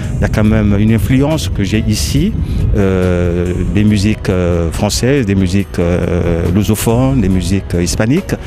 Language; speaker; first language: French; non-native, local second language; Lingala